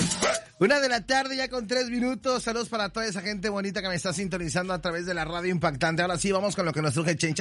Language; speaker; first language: Spanish; native; Spanish